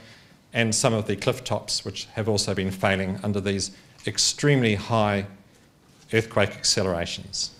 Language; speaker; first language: English; native; English